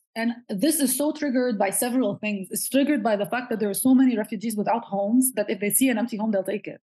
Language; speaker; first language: English; non-native, fluent; Arabic